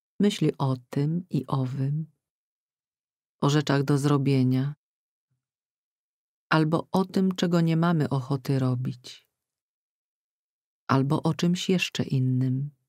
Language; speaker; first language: Polish; native; Polish